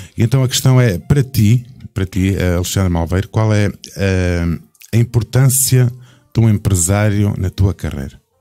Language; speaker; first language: Portuguese; native; Portuguese